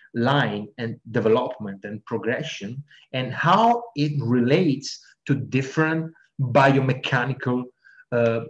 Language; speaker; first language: English; non-native, fluent; Italian